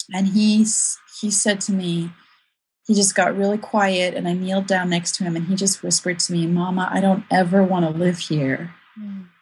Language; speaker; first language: English; native; English